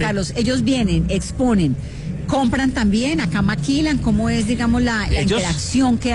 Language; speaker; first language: Spanish; native; Spanish